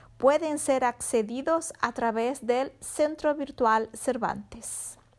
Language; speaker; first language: Spanish; non-native, fluent; Portuguese